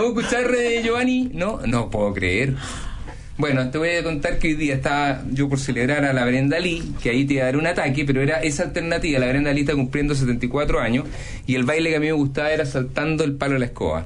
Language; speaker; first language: Spanish; native; Spanish